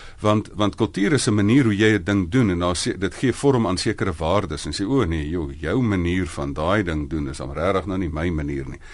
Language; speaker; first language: Afrikaans; native; Afrikaans